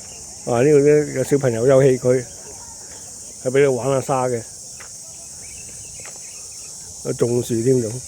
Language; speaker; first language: Chinese; native; Chinese